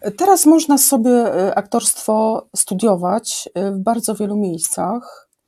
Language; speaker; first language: Polish; native; Polish